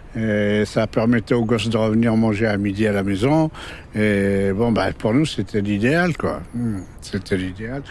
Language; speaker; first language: French; early bilingual, other home language; Kabyle